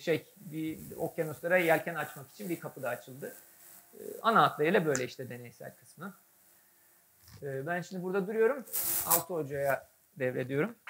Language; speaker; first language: Turkish; native; Turkish